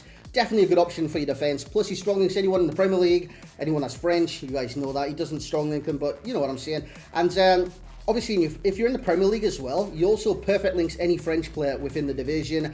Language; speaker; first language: English; native; English